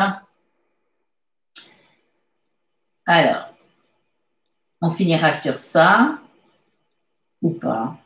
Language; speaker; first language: French; native; French